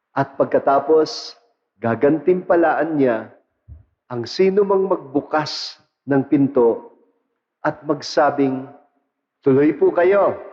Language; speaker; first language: Filipino; non-native, local second language; Pampanga